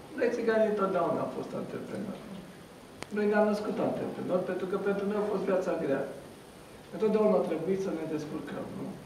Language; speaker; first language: Romanian; non-native, local second language; Romany